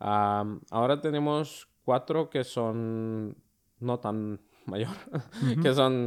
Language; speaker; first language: Spanish; early bilingual, other home language; Finnish